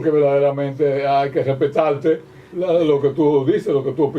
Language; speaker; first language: Spanish; native; Spanish